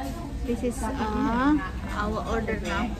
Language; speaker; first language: English; non-native, learner; Indonesian